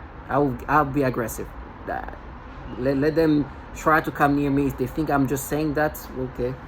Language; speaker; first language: English; non-native, fluent; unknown